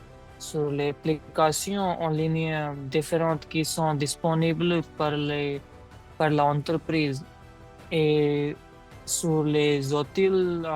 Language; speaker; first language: French; non-native, learner; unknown